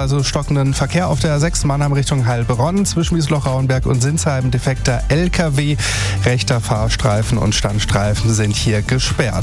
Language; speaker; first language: German; native; German